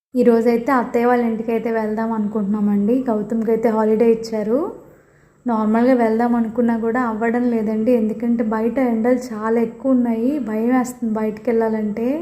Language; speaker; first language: Telugu; native; Telugu